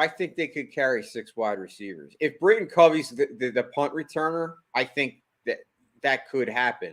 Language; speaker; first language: English; native; English